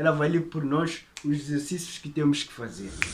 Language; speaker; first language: Portuguese; non-native, fluent; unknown